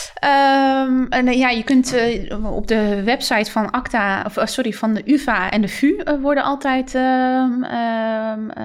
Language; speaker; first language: Dutch; native; Dutch